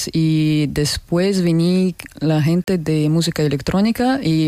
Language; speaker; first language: Spanish; non-native, learner; Russian